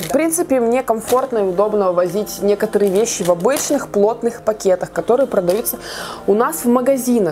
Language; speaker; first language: Russian; native; Russian